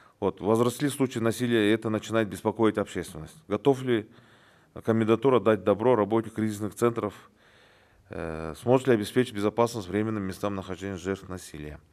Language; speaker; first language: Russian; non-native, local second language; Kyrgyz